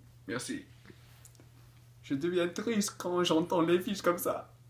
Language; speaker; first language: French; non-native, learner; English